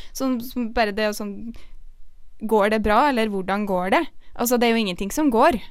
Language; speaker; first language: Norwegian; native; Norwegian